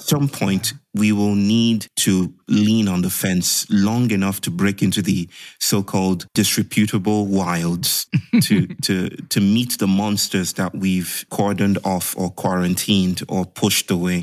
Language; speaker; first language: English; non-native, local second language; Yoruba